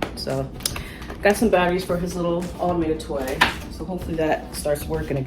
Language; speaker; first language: English; native; English